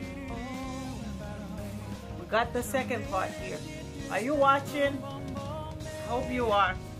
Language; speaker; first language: English; non-native, fluent; Haitian Creole